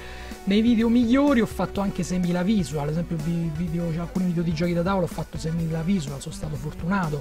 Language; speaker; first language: Italian; native; Italian